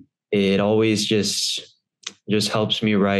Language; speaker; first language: English; native; English